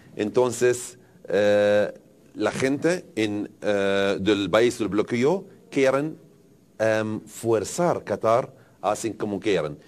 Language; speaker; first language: Spanish; non-native, learner; Arabic